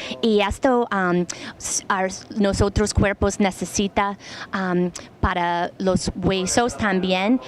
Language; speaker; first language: Spanish; non-native, learner; English